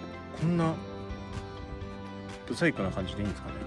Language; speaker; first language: Japanese; native; Japanese